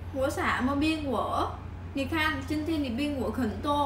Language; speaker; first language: Chinese; non-native, learner; Vietnamese